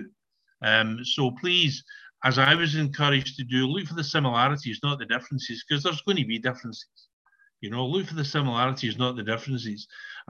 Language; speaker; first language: English; native; English